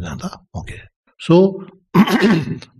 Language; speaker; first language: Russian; non-native, learner; Tibetan